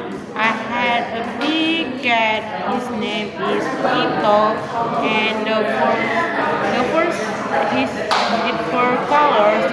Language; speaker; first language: English; non-native, learner; Indonesian